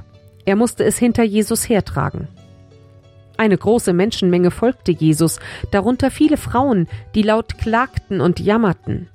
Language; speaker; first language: German; native; German